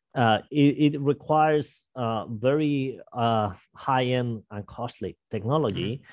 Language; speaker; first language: English; non-native, fluent; Spanish